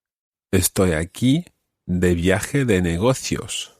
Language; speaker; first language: Spanish; non-native, fluent; English